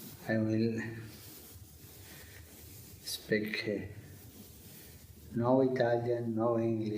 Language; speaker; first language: English; non-native, learner; Spanish